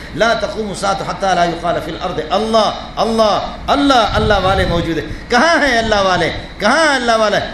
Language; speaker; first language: Urdu; non-native, local second language; Brahui